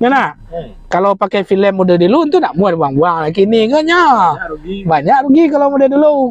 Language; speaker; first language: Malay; non-native, local second language; Minangkabau